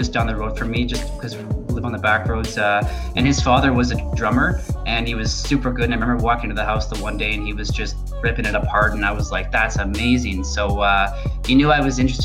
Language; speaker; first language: English; native; English